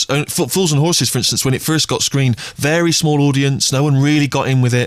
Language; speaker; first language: English; native; English